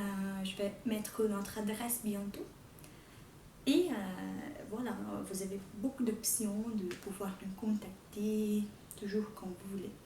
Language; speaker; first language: French; non-native, fluent; Portuguese